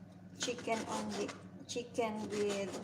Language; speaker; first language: English; non-native, learner; Bikol